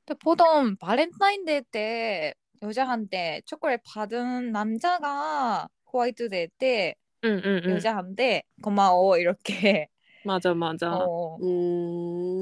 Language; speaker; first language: Korean; non-native, fluent; Japanese